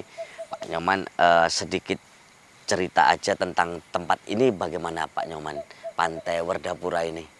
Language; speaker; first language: Indonesian; native; Indonesian